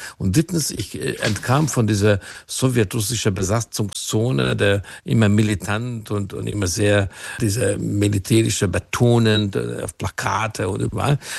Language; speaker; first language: German; non-native, fluent; Hungarian